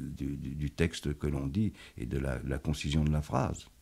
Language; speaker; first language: French; native; French